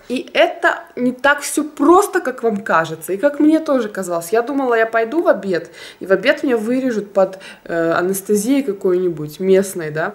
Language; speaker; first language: Russian; native; Russian